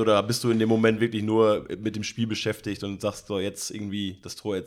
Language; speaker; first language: German; native; German